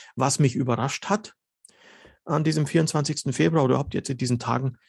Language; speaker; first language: German; early bilingual, other home language; Slovenian